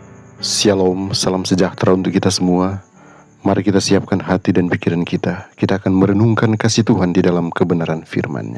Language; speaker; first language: Indonesian; native; Indonesian